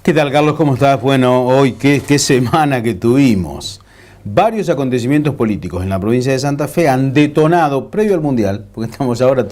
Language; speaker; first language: Spanish; native; Spanish